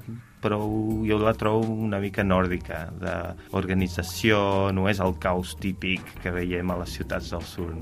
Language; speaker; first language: Catalan; non-native, fluent; Portuguese